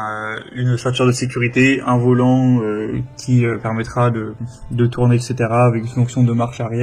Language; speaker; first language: French; native; French